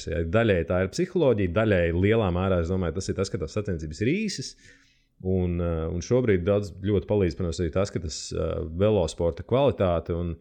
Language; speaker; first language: Latvian; native; Latvian